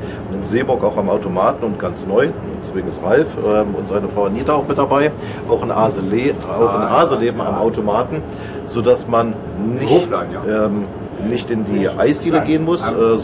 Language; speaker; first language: German; native; German